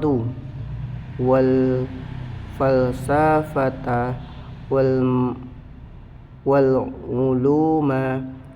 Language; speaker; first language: Arabic; non-native, learner; Indonesian